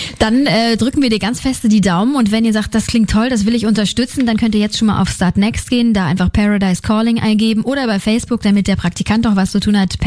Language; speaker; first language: German; native; German